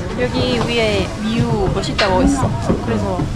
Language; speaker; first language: Korean; non-native, learner; Spanish